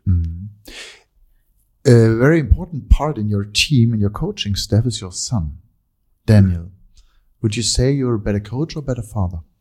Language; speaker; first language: English; non-native, fluent; German